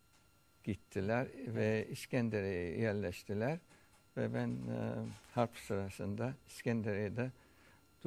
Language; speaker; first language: Turkish; early bilingual, heritage; Turkish